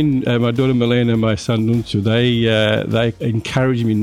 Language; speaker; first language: English; native; English